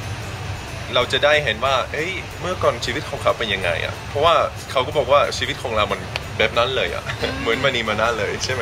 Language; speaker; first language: Thai; non-native, fluent; Dutch